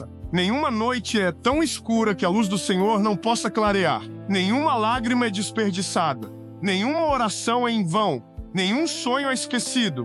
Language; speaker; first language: Portuguese; native; Portuguese